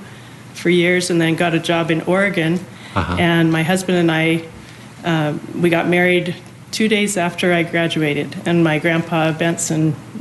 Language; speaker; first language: English; native; English